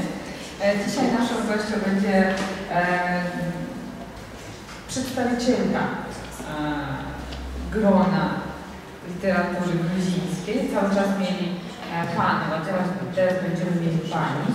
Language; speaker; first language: Polish; non-native, fluent; Georgian